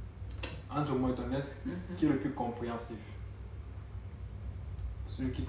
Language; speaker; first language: French; non-native, local second language; Haitian Creole